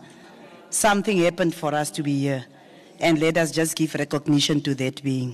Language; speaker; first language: English; non-native, local second language; Afrikaans